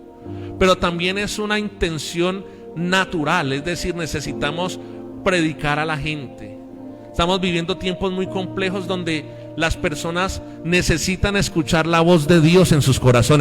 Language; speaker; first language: Spanish; native; Spanish